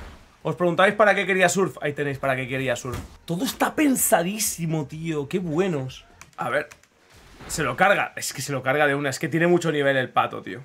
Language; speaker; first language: Spanish; native; Spanish